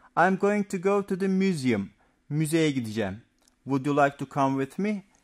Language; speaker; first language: English; non-native, fluent; Turkish